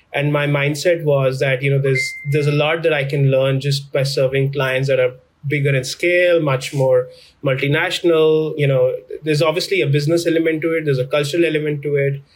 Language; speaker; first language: English; non-native, local second language; Hindi